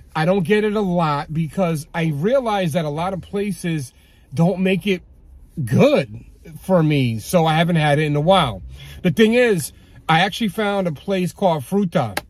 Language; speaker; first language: English; native; English